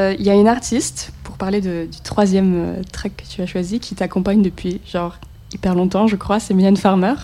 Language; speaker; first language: French; native; French